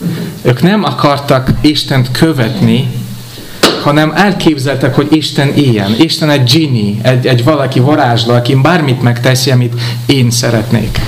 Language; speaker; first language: Hungarian; non-native, fluent; English